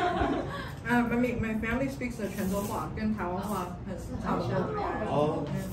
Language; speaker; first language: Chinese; early bilingual, heritage; Chinese